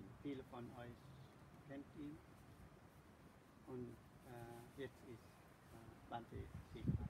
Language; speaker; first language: German; non-native, learner; Sinhala